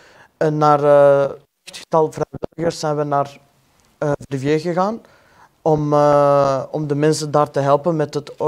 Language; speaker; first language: Dutch; non-native, fluent; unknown